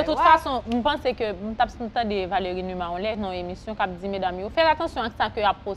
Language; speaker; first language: French; non-native, local second language; Haitian Creole